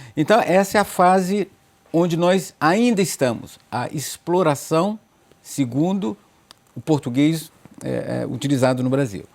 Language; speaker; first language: Portuguese; native; Portuguese